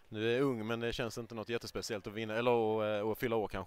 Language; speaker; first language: Swedish; native; Swedish